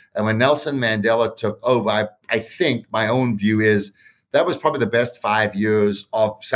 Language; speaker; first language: English; native; English